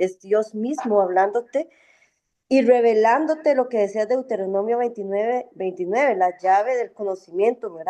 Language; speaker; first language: Spanish; native; Spanish